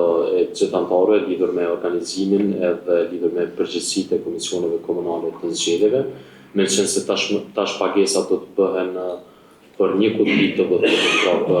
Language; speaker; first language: Albanian; native; Albanian